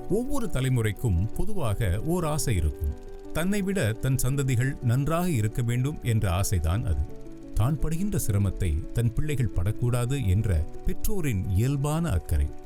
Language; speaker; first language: Tamil; native; Tamil